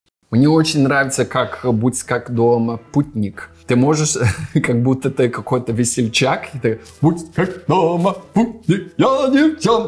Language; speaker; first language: Russian; native; Russian